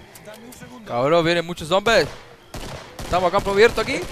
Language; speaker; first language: Spanish; native; Spanish